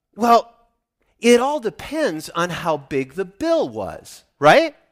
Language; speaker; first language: English; native; English